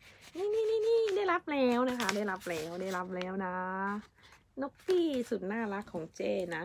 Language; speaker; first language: Thai; native; Thai